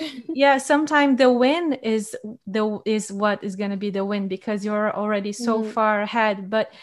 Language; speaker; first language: English; non-native, fluent; Portuguese